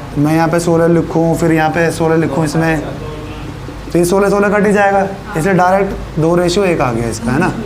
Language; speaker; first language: Hindi; native; Hindi